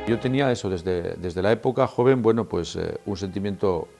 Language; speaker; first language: Spanish; native; Spanish